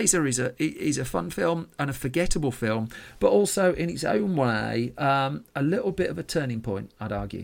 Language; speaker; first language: English; native; English